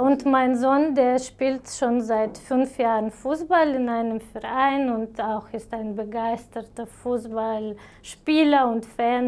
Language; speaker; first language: German; non-native, fluent; Romanian